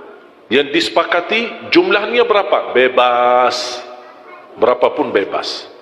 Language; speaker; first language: Indonesian; non-native, fluent; Arabic